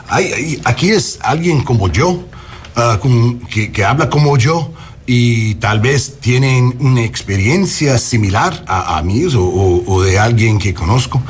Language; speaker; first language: Spanish; non-native, learner; English